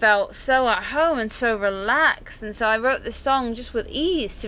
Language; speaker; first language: English; native; English